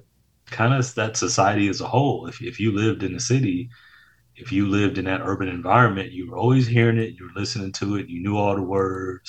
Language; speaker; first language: English; native; English